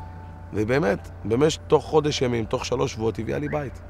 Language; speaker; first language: Hebrew; native; Hebrew